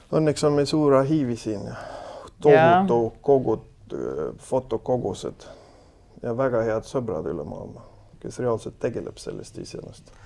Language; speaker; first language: Estonian; non-native, fluent; Swedish